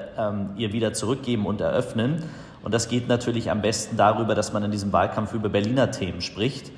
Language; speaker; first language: German; native; German